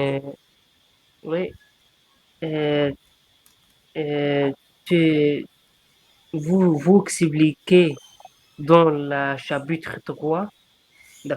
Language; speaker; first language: French; non-native, learner; Arabic